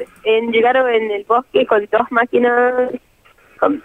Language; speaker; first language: Spanish; non-native, fluent; French